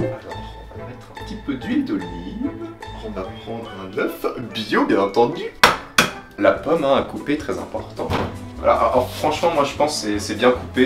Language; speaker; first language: French; native; French